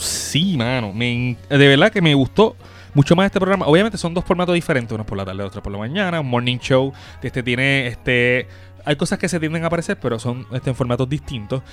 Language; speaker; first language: Spanish; native; Spanish